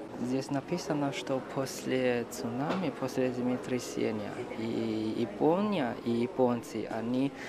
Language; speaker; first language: Russian; non-native, fluent; Chinese